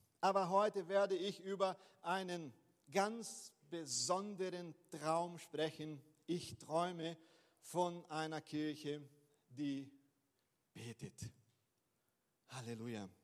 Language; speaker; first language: German; non-native, fluent; Portuguese